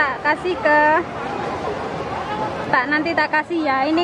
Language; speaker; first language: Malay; non-native, local second language; Javanese